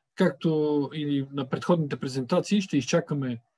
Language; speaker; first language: Bulgarian; native; Bulgarian